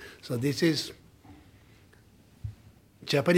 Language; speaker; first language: English; non-native, learner; Japanese